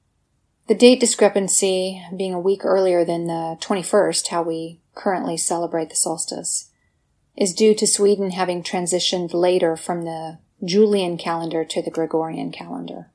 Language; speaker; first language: English; native; English